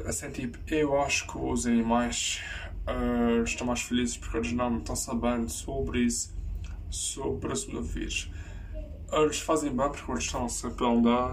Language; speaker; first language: Portuguese; early bilingual, heritage; Portuguese